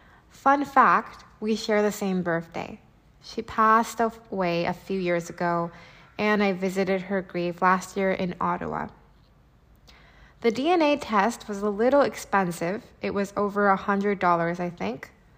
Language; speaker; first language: English; early bilingual, other home language; Japanese